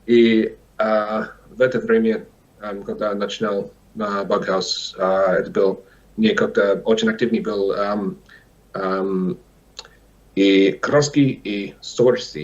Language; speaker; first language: Russian; non-native, learner; English